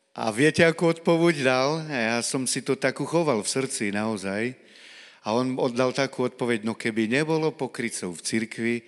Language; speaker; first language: Slovak; non-native, local second language; Romany